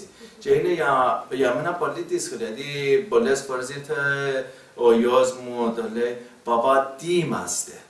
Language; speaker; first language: Greek; non-native, learner; Persian